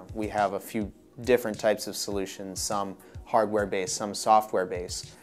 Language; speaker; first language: English; native; English